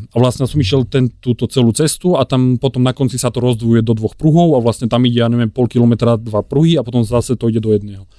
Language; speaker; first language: Slovak; native; Slovak